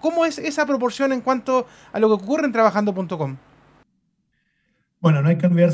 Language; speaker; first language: Spanish; native; Spanish